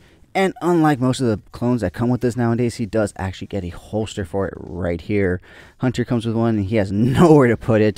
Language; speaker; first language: English; native; English